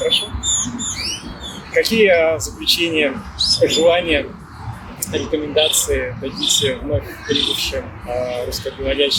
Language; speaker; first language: Russian; native; Russian